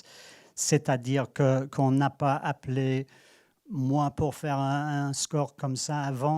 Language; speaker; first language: French; non-native, fluent; English